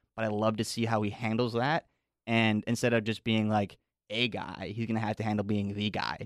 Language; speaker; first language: English; native; English